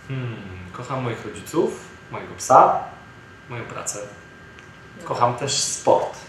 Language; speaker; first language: Polish; native; Polish